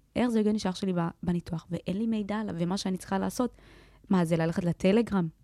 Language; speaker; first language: Hebrew; early bilingual, other home language; Amharic